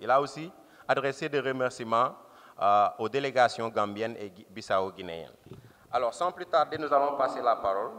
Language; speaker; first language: French; non-native, local second language; Wolof